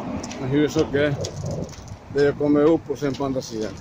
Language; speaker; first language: Swedish; non-native, learner; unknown